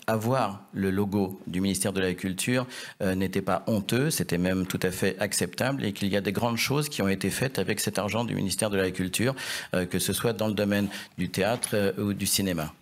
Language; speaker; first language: French; native; French